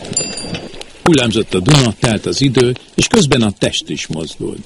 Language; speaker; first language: Hungarian; native; Hungarian